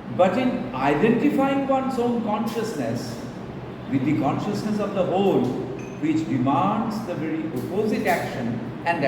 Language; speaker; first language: English; non-native, local second language; Bangla